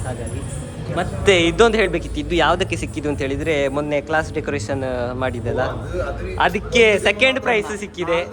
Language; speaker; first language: Kannada; native; Kannada